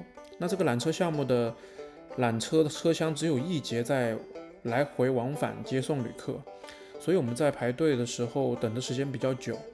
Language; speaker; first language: Chinese; native; Chinese